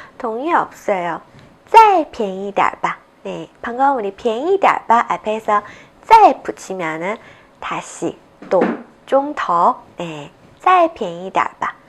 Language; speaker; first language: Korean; non-native, fluent; Chinese